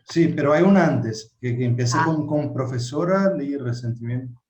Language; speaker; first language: Spanish; non-native, fluent; Portuguese